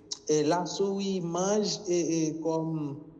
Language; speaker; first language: French; non-native, local second language; Haitian Creole